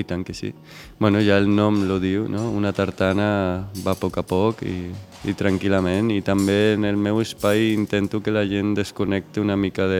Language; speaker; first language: Catalan; non-native, local second language; Spanish